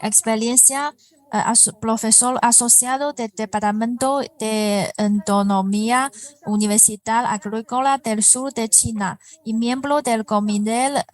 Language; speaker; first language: Spanish; non-native, fluent; Chinese